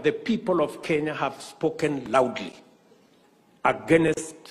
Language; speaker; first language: English; non-native, local second language; Kalenjin